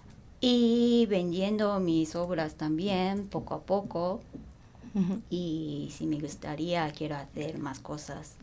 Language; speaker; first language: Spanish; non-native, learner; Japanese